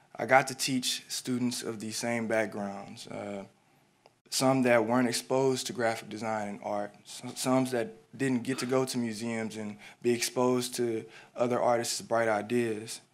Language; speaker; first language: English; native; English